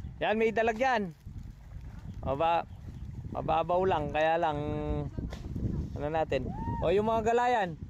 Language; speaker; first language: Filipino; non-native, local second language; Pampanga